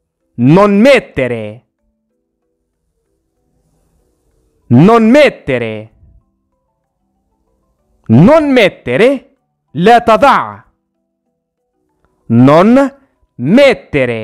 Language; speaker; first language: Italian; non-native, learner; Arabic